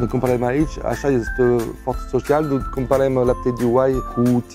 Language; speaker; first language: Romanian; non-native, learner; French